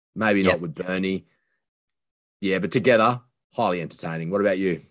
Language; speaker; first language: English; native; English